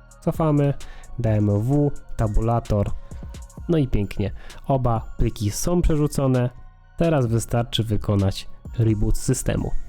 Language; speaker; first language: Polish; native; Polish